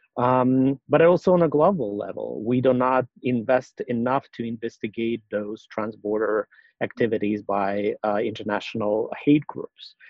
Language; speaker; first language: English; non-native, fluent; Russian